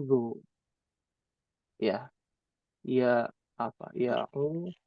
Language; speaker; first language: Arabic; non-native, fluent; Indonesian